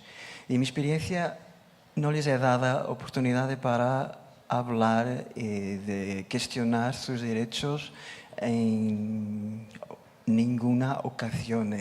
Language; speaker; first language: Spanish; non-native, learner; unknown